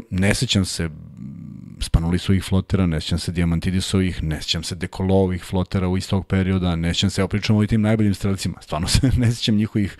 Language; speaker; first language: Serbian; native; Serbian